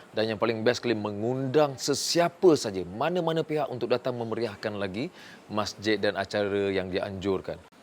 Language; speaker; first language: Malay; native; Malay